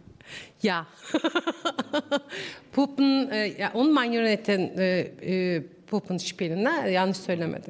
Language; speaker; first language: German; non-native, learner; Turkish